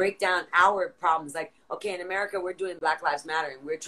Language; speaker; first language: English; native; English